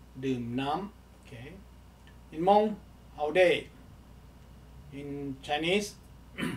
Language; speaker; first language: English; non-native, fluent; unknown